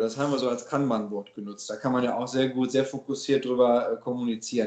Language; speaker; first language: German; native; German